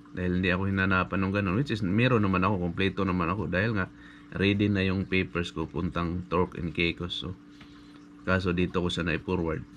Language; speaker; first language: Filipino; non-native, local second language; Cebuano